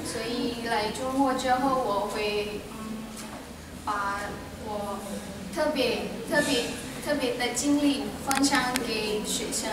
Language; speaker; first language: Chinese; non-native, fluent; Indonesian